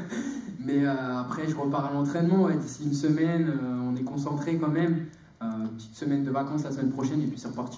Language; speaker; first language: French; native; French